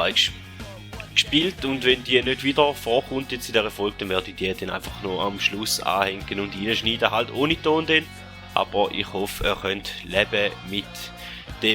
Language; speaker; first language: German; native; German